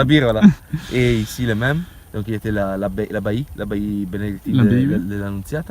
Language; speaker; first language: French; non-native, learner; Italian